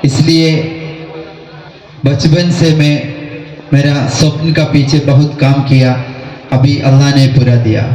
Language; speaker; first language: Hindi; non-native, local second language; Malayalam